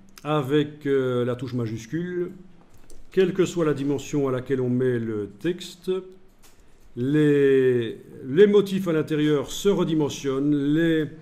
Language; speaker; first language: French; native; French